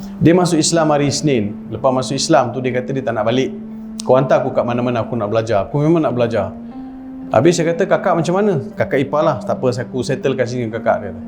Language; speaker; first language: Malay; non-native, local second language; Tamil